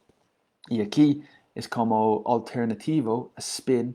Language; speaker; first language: Spanish; non-native, learner; English